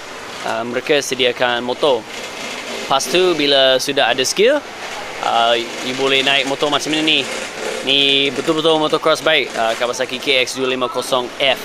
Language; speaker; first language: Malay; non-native, fluent; English